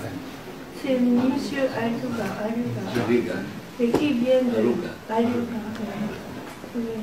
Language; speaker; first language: French; non-native, learner; Japanese